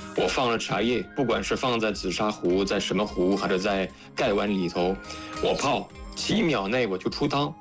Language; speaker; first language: Chinese; non-native, fluent; French